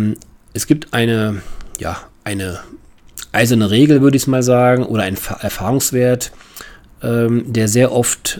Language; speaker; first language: German; native; German